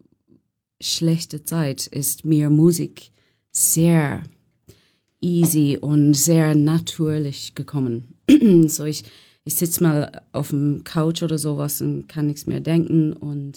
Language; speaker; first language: German; non-native, learner; English